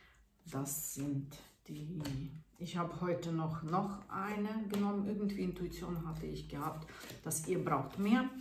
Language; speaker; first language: German; non-native, fluent; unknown